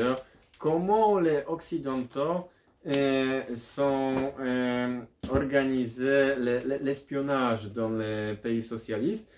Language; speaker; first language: French; non-native, learner; Polish